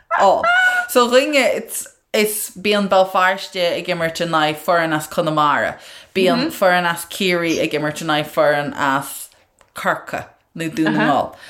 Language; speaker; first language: Irish; non-native, local second language; English